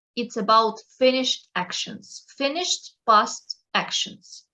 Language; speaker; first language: English; non-native, fluent; Ukrainian